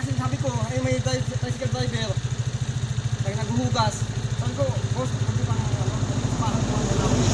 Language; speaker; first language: Filipino; native; Filipino